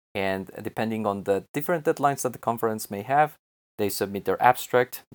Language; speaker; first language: English; non-native, fluent; Spanish